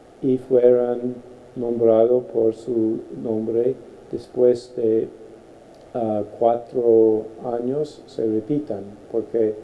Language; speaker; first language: Spanish; non-native, fluent; English